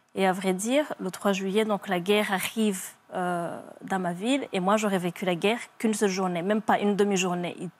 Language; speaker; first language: French; early bilingual, other home language; Kinyarwanda